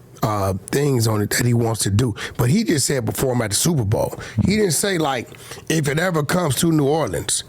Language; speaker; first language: English; native; English